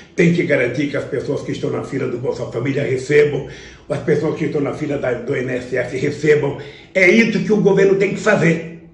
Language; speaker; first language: Portuguese; native; Portuguese